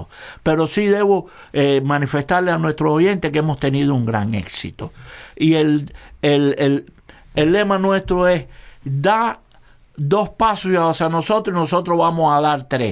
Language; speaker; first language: Spanish; native; Spanish